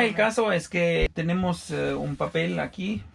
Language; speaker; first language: Spanish; non-native, fluent; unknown